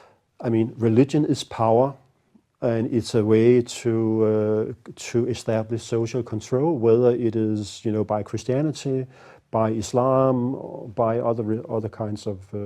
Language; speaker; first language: English; non-native, fluent; Danish